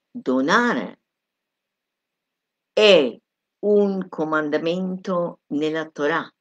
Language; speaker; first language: Italian; non-native, fluent; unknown